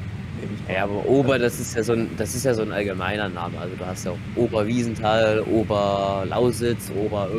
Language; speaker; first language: German; native; German